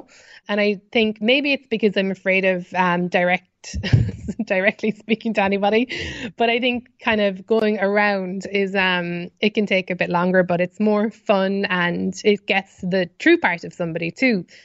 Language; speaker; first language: English; native; English